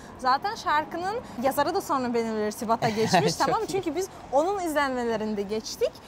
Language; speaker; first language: Turkish; non-native, fluent; Russian